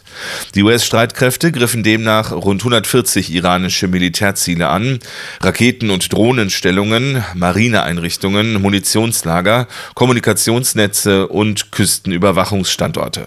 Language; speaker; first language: German; native; German